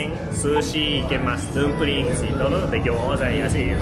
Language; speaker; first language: Spanish; non-native, fluent; Japanese